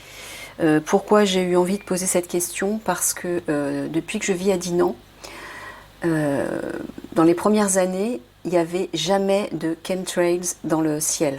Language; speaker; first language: French; native; French